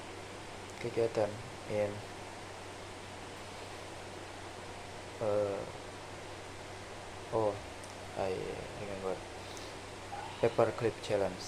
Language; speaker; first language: English; non-native, learner; Indonesian